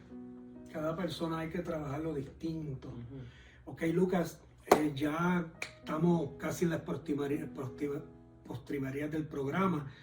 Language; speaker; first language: Spanish; native; Spanish